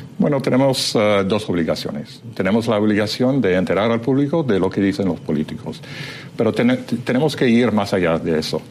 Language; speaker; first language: Spanish; non-native, fluent; English